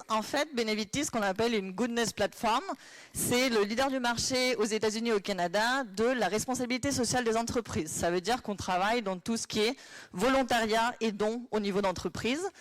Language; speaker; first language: French; non-native, fluent; Spanish